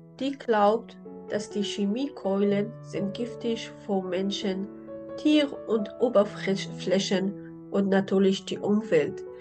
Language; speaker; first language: German; non-native, learner; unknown